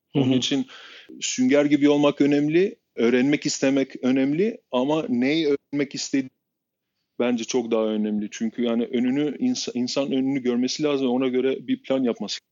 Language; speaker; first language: Turkish; non-native, fluent; Albanian